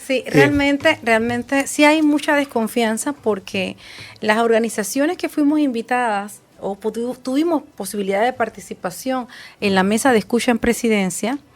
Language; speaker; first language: Spanish; native; Spanish